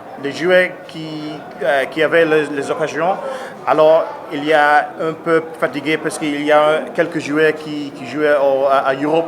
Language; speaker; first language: French; non-native, learner; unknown